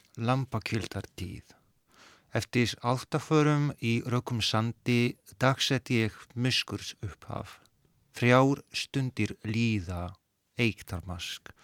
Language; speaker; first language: Icelandic; non-native, fluent; Polish